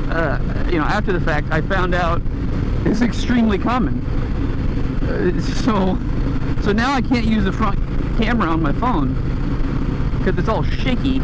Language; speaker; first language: English; native; English